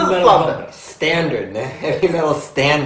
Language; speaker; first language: Japanese; non-native, fluent; English